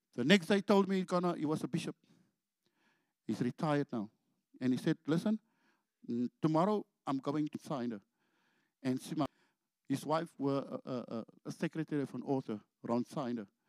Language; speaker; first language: English; non-native, local second language; Afrikaans